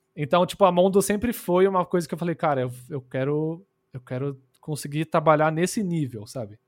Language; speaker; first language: Portuguese; early bilingual, other home language; English